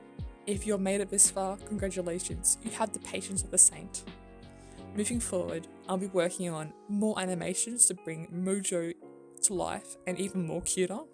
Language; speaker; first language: English; native; English